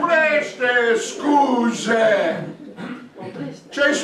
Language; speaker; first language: Romanian; non-native, learner; English